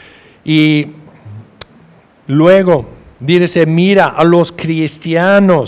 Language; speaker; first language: Spanish; non-native, fluent; English